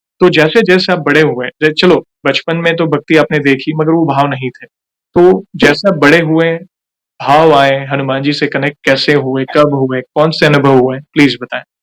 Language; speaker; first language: Hindi; native; Hindi